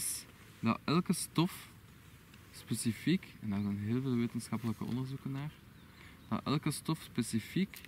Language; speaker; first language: Dutch; native; Dutch